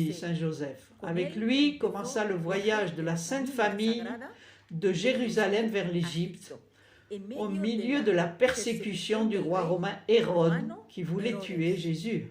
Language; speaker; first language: French; non-native, fluent; Arabic